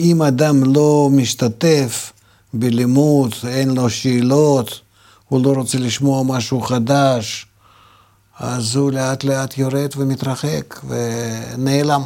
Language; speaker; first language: Hebrew; non-native, fluent; Russian